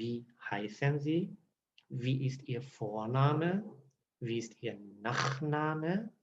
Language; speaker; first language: German; non-native, learner; Persian